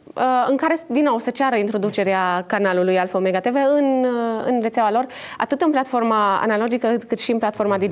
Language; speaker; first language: Romanian; native; Romanian